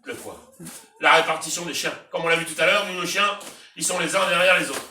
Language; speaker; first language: French; native; French